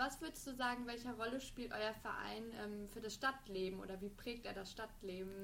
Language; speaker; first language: German; early bilingual, other home language; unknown